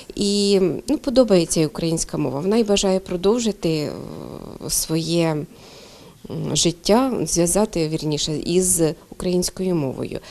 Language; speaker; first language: Ukrainian; native; Ukrainian